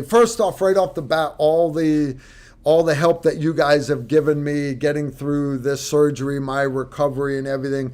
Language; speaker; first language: English; native; English